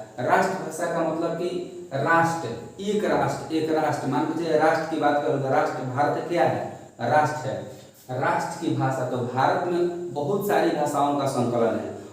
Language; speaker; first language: Hindi; non-native, local second language; Bhojpuri